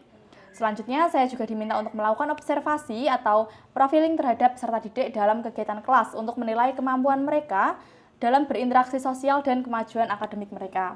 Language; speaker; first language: Indonesian; native; Indonesian